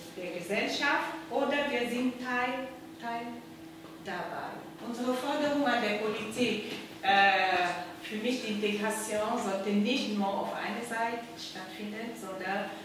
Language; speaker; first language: German; non-native, learner; French